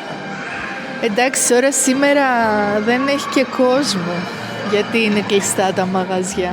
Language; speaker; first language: Greek; native; Greek